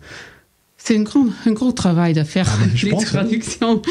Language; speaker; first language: French; non-native, learner; English